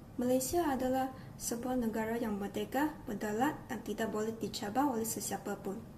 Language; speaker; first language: Malay; native; Malay